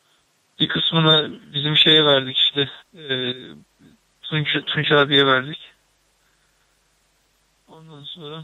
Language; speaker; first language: Turkish; native; Turkish